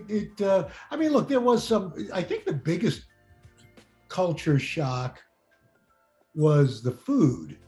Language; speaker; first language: English; native; English